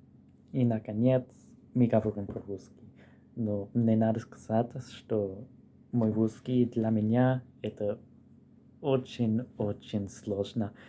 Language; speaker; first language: Russian; non-native, learner; English